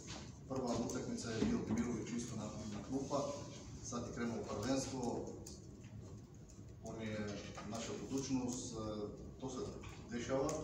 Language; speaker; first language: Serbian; non-native, learner; Bulgarian